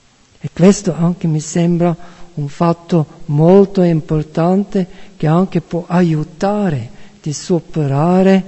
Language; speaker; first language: Italian; non-native, fluent; German